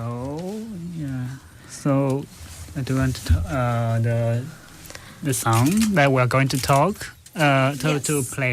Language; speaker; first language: English; non-native, fluent; Chinese